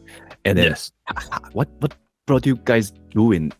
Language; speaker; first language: English; non-native, learner; Japanese